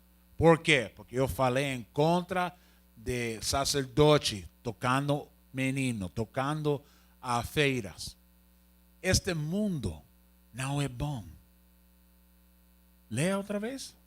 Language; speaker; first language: Portuguese; non-native, learner; Spanish